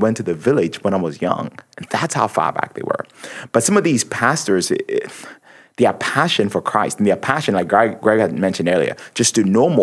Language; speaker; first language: English; non-native, local second language; Akan